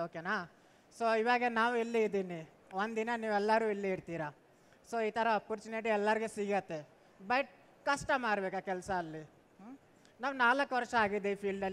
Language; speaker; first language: Kannada; non-native, local second language; Hindi